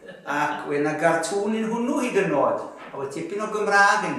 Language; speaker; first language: Welsh; native; Welsh